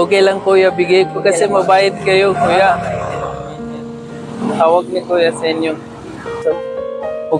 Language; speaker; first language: Filipino; non-native, fluent; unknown